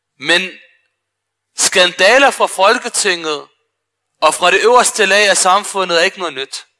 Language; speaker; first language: Danish; early bilingual, other home language; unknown